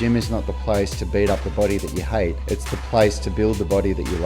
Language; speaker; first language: English; native; English